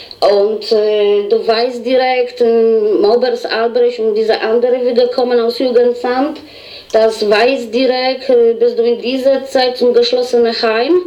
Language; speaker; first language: German; non-native, learner; Polish